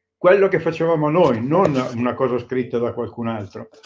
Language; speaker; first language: Italian; native; Italian